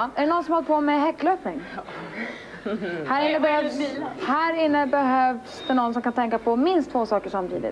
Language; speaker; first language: Swedish; native; Swedish